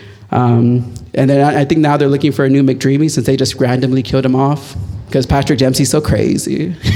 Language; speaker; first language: English; early bilingual, other home language; Spanish